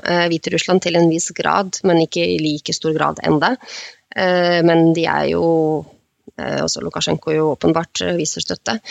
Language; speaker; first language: Norwegian; non-native, fluent; Russian